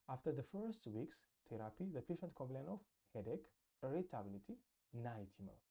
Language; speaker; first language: English; non-native, local second language; Amharic